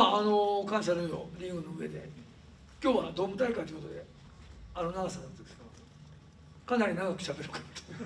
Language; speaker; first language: Japanese; native; Japanese